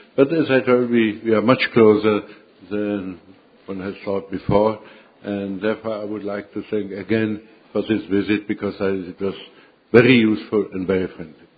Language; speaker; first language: English; non-native, fluent; Czech